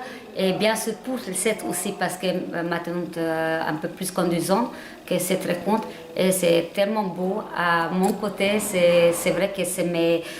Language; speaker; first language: French; non-native, learner; Hungarian